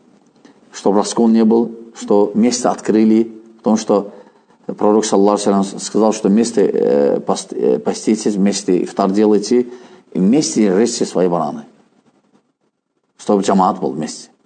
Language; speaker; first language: Russian; non-native, fluent; Azerbaijani